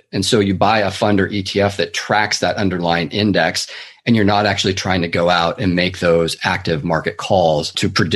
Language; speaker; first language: English; native; English